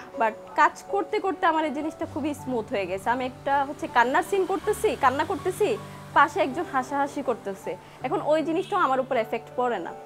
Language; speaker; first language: Bangla; early bilingual, heritage; Bangla